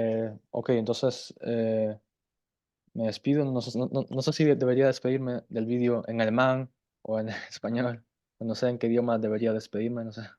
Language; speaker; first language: Spanish; non-native, fluent; German